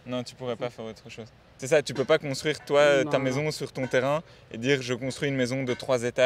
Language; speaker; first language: French; native; French